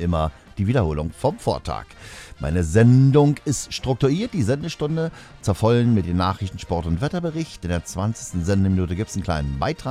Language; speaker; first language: German; native; German